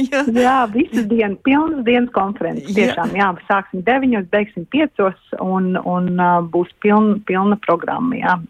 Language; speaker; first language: Latvian; early bilingual, heritage; Latvian